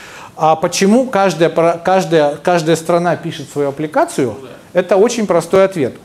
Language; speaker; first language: Russian; native; Russian